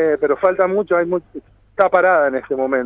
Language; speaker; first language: Spanish; native; Spanish